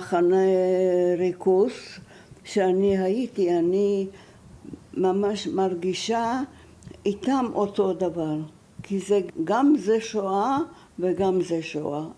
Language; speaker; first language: Hebrew; non-native, fluent; German